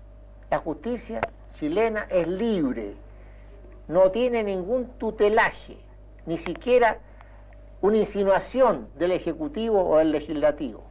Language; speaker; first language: Spanish; native; Spanish